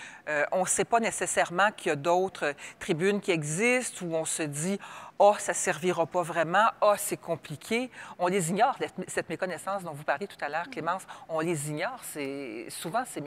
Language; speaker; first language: French; native; French